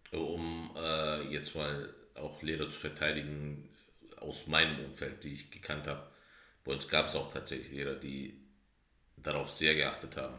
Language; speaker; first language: German; early bilingual, other home language; Turkish